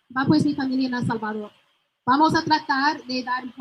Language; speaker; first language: Spanish; non-native, fluent; English